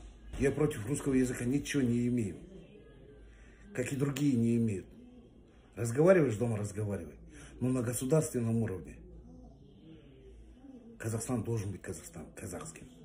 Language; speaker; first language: Russian; non-native, local second language; Kazakh